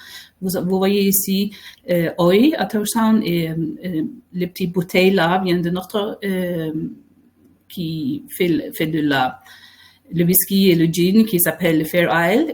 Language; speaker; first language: French; non-native, fluent; Faroese